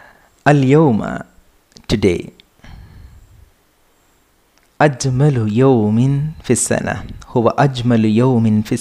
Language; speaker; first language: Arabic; non-native, fluent; Malayalam